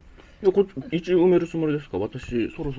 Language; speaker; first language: Japanese; native; Japanese